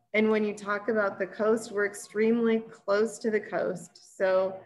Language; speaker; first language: English; native; English